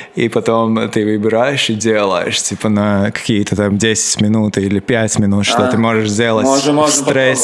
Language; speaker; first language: Russian; non-native, local second language; Latvian